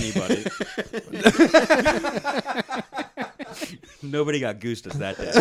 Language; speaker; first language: English; native; English